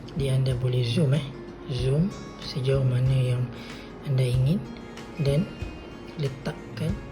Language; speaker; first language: Malay; native; Malay